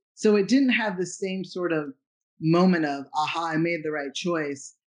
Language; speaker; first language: English; native; English